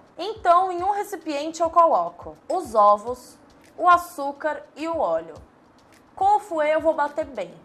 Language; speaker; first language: Portuguese; native; Portuguese